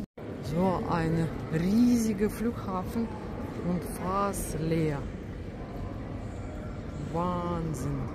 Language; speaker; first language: German; non-native, learner; Russian